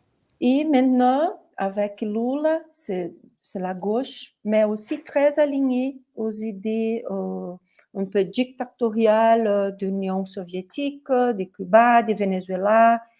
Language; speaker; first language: French; non-native, fluent; Portuguese